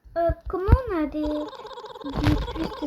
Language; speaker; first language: French; native; French